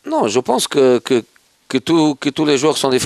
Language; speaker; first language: French; non-native, fluent; Portuguese